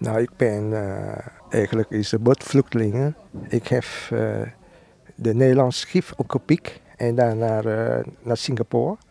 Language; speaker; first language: Dutch; non-native, learner; Vietnamese